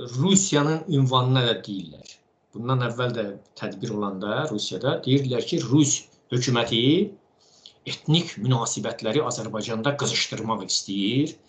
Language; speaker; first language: Azerbaijani; non-native, local second language; Talysh